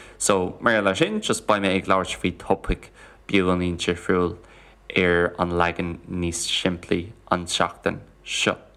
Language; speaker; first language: Irish; non-native, local second language; English